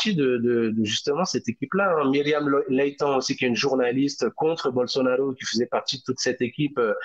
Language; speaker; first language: French; native; French